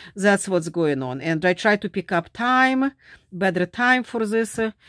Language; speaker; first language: English; non-native, fluent; Slovak